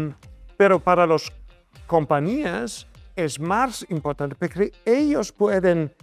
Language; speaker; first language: Spanish; non-native, fluent; German